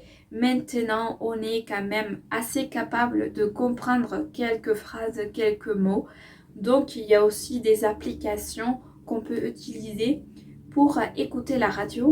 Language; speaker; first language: French; non-native, fluent; Spanish